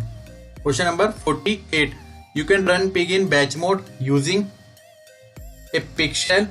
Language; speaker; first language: English; non-native, local second language; Hindi